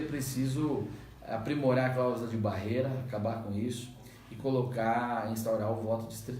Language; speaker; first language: Portuguese; native; Portuguese